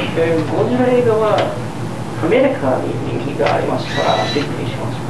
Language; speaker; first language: Japanese; non-native, learner; English